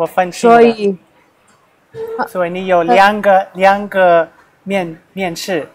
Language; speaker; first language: Chinese; non-native, learner; English